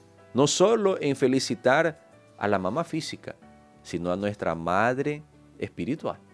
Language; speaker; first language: Spanish; non-native, fluent; Portuguese